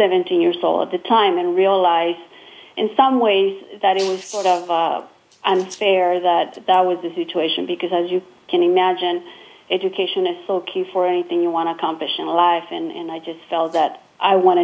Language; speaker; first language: English; non-native, fluent; Spanish